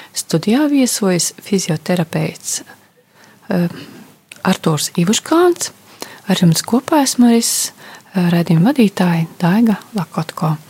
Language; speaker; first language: Latvian; native; Latvian